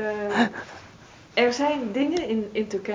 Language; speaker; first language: Dutch; native; Dutch